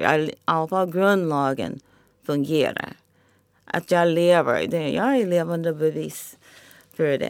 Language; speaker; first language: Swedish; non-native, fluent; English